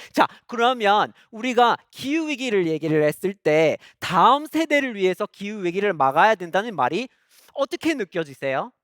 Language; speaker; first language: Korean; non-native, fluent; English